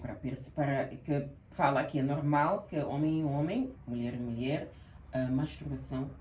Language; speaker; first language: Portuguese; early bilingual, heritage; Portuguese